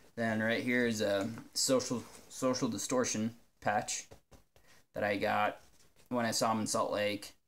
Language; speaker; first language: English; native; English